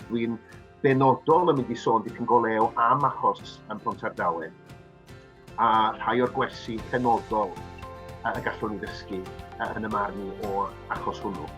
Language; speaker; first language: Welsh; native; Welsh